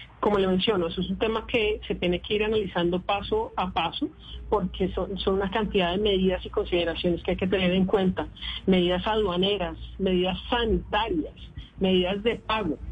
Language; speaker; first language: Spanish; native; Spanish